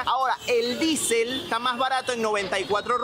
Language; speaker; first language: Spanish; native; Spanish